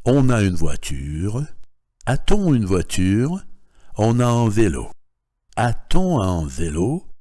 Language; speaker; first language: French; non-native, fluent; Russian